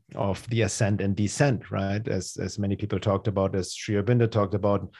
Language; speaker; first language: English; non-native, fluent; German